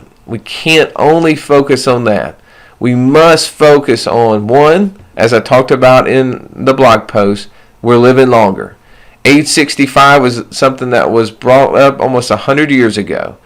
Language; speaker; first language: English; native; English